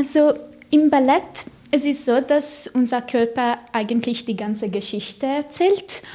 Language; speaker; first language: German; non-native, fluent; Italian